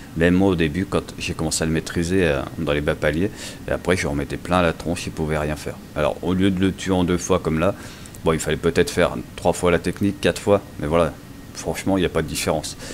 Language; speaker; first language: French; native; French